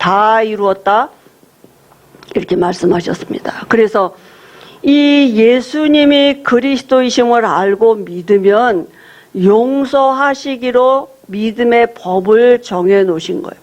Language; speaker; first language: Korean; native; Korean